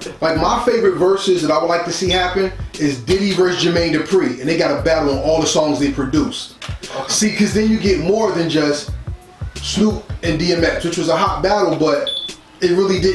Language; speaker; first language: English; native; English